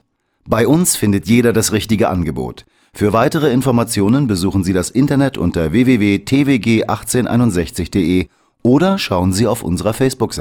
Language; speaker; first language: German; native; German